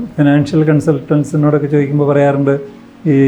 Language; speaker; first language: Malayalam; native; Malayalam